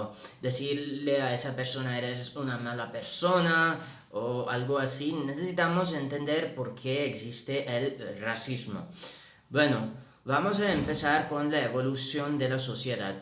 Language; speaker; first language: Spanish; non-native, fluent; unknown